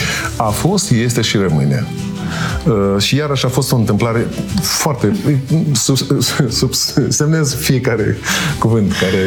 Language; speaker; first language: Romanian; native; Romanian